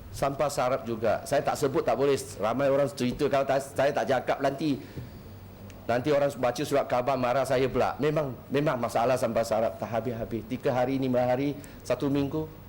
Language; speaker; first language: Malay; non-native, local second language; Chinese